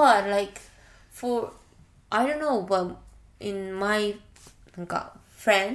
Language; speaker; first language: English; non-native, learner; Japanese